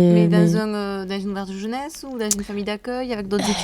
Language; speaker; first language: French; native; French